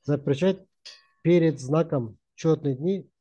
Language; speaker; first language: Russian; non-native, local second language; Kazakh